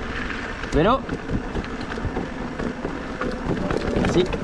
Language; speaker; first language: French; native; French